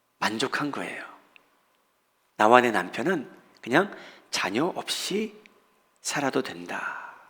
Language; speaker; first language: Korean; native; Korean